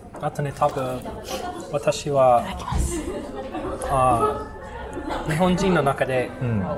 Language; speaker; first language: Japanese; non-native, learner; English